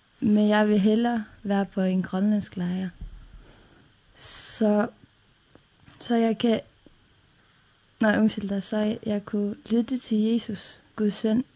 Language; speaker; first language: Danish; non-native, local second language; Faroese